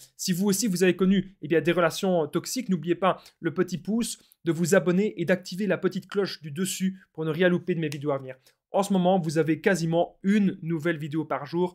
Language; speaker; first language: French; native; French